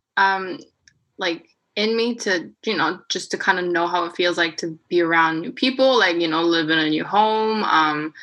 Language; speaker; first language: English; non-native, fluent; Korean